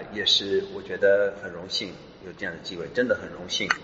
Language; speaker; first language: Chinese; non-native, fluent; English